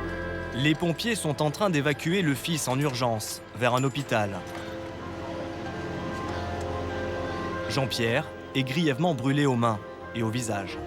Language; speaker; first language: French; native; French